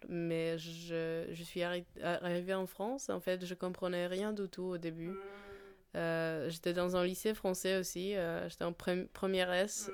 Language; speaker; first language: French; non-native, fluent; Polish